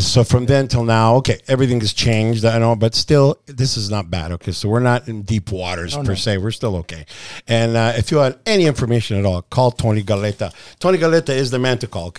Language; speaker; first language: English; early bilingual, other home language; Italian